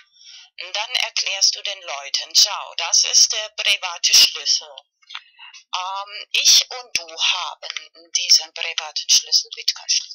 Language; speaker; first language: German; non-native, fluent; Spanish